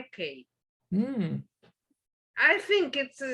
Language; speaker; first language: English; non-native, learner; Russian